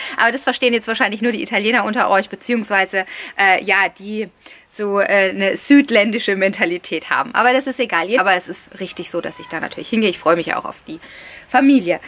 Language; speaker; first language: German; early bilingual, other home language; Italian